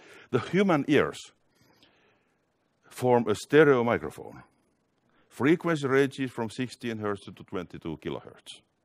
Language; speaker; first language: English; non-native, fluent; Finnish